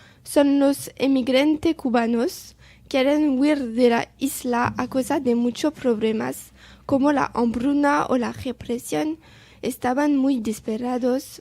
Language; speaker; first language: Spanish; non-native, learner; French